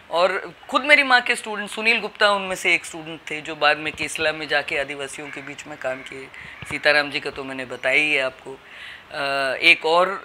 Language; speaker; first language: Hindi; native; Hindi